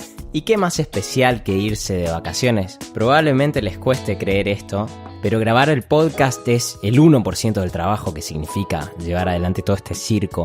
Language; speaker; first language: Spanish; native; Spanish